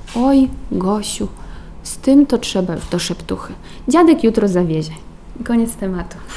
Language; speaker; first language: Polish; native; Polish